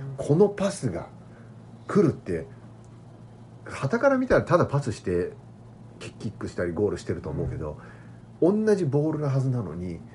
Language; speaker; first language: Japanese; native; Japanese